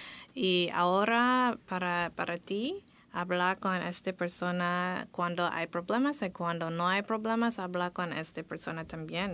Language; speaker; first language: Spanish; non-native, learner; English